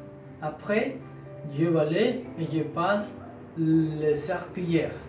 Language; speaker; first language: French; non-native, learner; Spanish